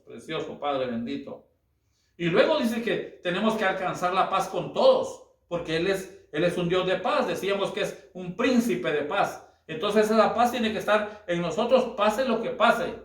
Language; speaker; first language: Spanish; native; Spanish